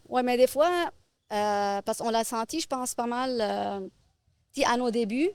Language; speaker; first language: French; non-native, local second language; Arabic